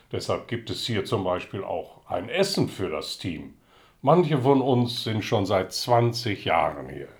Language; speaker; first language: German; early bilingual, other home language; Dutch